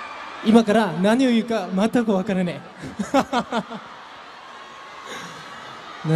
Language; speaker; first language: Japanese; non-native, fluent; Korean